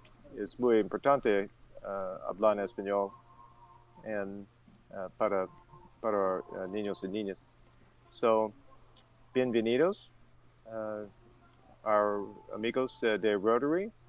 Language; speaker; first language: Spanish; non-native, learner; English